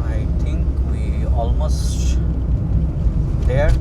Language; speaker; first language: English; non-native, learner; Nepali